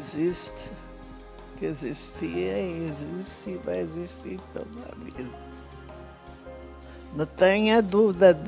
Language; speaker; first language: Portuguese; non-native, fluent; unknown